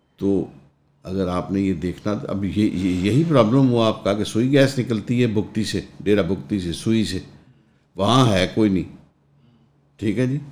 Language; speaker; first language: Urdu; non-native, local second language; Punjabi